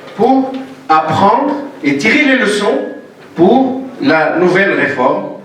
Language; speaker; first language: French; non-native, local second language; Arabic